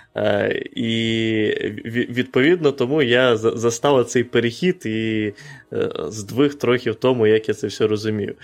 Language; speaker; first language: Ukrainian; native; Ukrainian